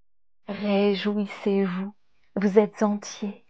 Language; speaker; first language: French; native; French